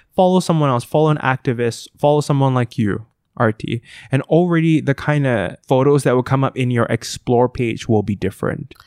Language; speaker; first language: English; native; English